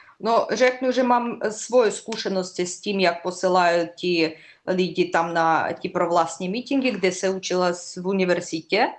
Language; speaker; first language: Czech; non-native, learner; Russian